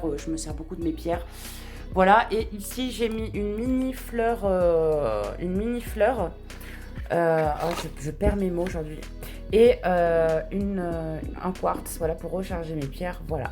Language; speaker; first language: French; native; French